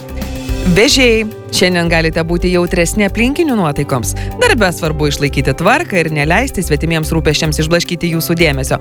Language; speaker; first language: Lithuanian; native; Lithuanian